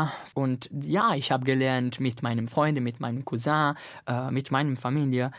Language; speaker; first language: German; non-native, fluent; Italian